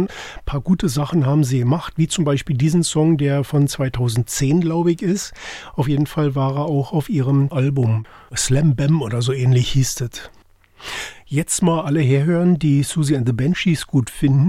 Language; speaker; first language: German; native; German